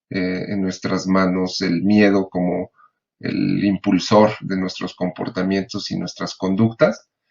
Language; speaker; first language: Spanish; native; Spanish